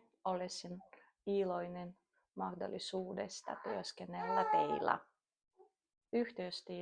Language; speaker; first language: Finnish; non-native, learner; Russian